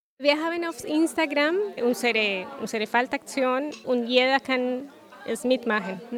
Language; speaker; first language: German; non-native, fluent; Spanish